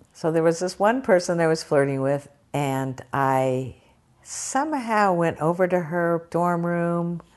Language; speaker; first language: English; native; English